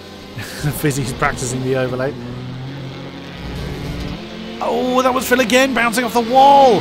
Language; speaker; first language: English; native; English